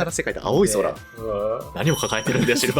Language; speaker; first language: Japanese; native; Japanese